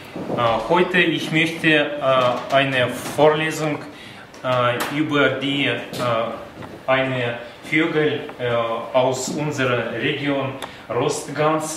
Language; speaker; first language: German; non-native, learner; Russian